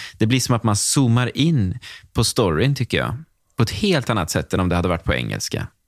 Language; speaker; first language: Swedish; native; Swedish